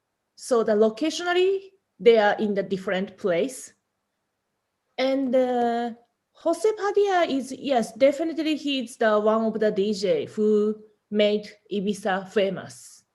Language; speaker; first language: English; non-native, learner; Japanese